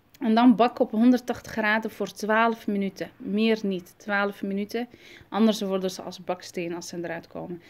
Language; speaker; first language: Dutch; early bilingual, other home language; Arabic